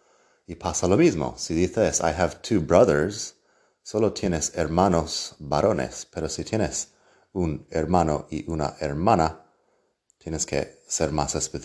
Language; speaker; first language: Spanish; non-native, fluent; English